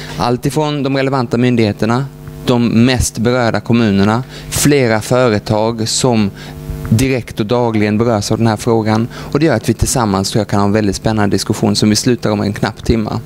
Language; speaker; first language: Swedish; early bilingual, other home language; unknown